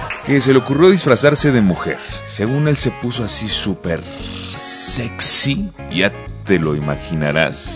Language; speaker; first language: Spanish; native; Spanish